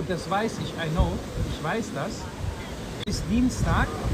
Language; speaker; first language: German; non-native, learner; English